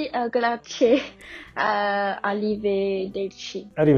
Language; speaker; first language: Italian; non-native, learner; Chinese